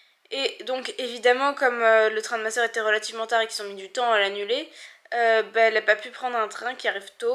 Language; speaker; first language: French; native; French